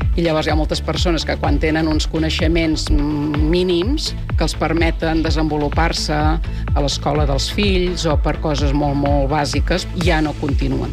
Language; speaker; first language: Catalan; native; Catalan